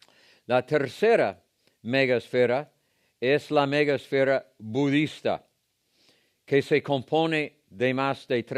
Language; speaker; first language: Spanish; non-native, fluent; English